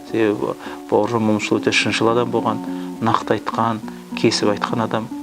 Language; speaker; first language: Kazakh; native; Kazakh